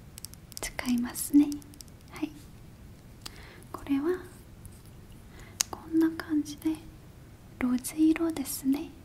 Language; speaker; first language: Japanese; non-native, fluent; Korean